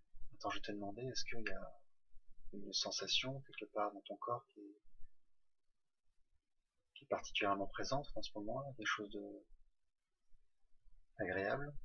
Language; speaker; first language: French; native; French